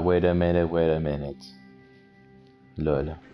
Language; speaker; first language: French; native; French